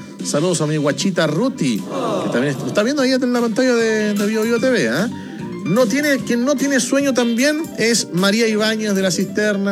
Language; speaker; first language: Spanish; native; Spanish